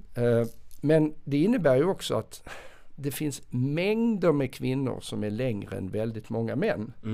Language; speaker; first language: Swedish; native; Swedish